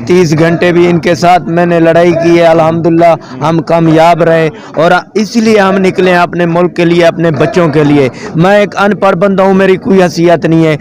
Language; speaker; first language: Urdu; non-native, local second language; Saraiki